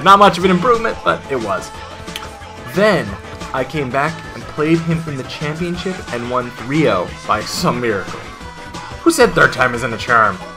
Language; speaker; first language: English; native; English